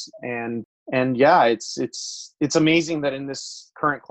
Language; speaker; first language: English; native; English